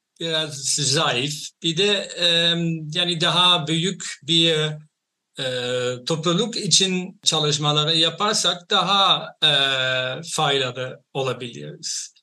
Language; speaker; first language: Turkish; non-native, fluent; Dutch